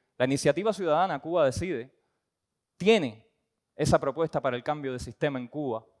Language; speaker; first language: Spanish; native; Spanish